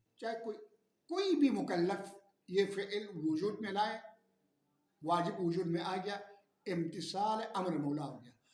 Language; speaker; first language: Urdu; non-native, local second language; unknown